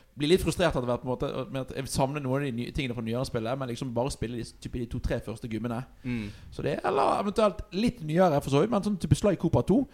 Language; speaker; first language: Norwegian; native; Norwegian